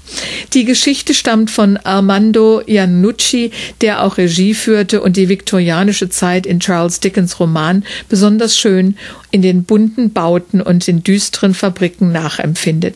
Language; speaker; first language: German; native; German